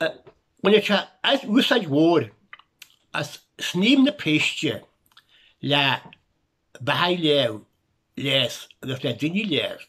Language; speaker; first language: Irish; native; Irish